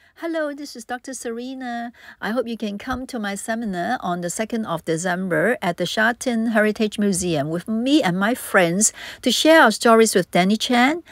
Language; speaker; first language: English; non-native, local second language; Cantonese